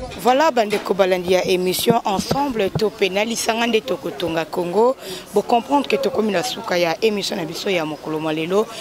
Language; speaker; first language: Lingala; native; Lingala